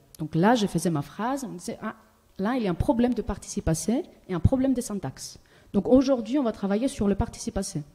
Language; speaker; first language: French; non-native, fluent; Greek